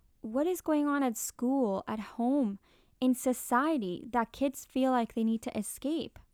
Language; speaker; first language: English; early bilingual, other home language; Spanish